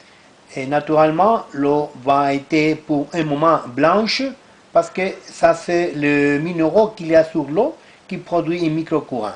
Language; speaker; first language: French; non-native, learner; Italian